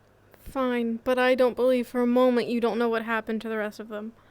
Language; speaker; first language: English; native; English